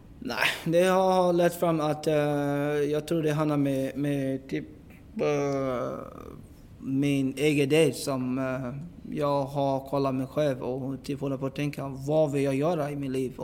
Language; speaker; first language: Swedish; non-native, fluent; English